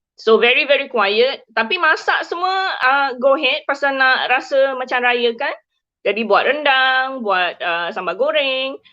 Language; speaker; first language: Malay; native; Malay